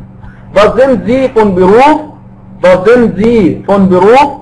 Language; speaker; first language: German; non-native, fluent; Arabic